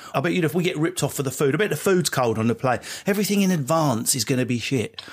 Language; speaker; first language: English; native; English